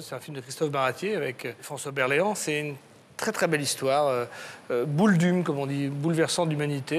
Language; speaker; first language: French; native; French